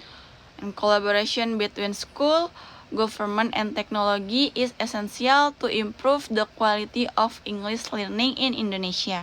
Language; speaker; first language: English; non-native, learner; Indonesian